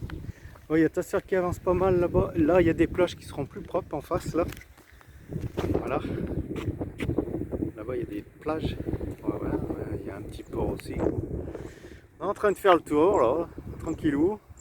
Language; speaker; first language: French; native; French